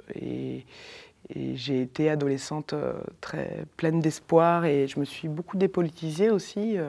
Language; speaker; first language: French; native; French